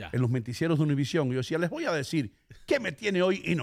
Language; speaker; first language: Spanish; native; Spanish